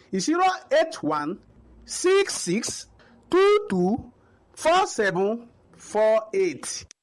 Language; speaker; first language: Nigerian Pidgin; non-native, local second language; Yoruba